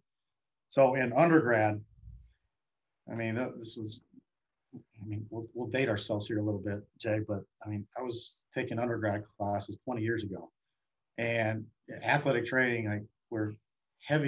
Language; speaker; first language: English; native; English